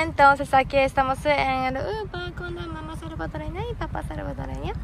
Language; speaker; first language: Spanish; non-native, learner; Japanese